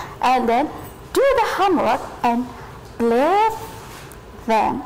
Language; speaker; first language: English; non-native, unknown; Indonesian